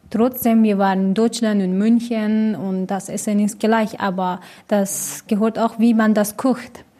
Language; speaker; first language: German; non-native, learner; Persian